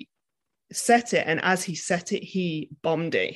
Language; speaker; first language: English; native; English